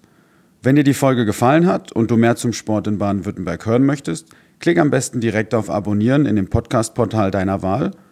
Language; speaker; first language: German; native; German